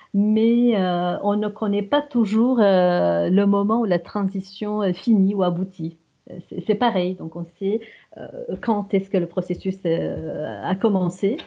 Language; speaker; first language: French; non-native, fluent; Romanian